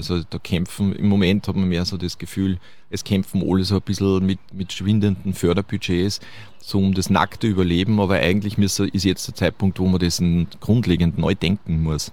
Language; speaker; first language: German; native; German